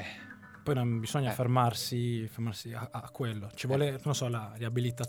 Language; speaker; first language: Italian; native; Italian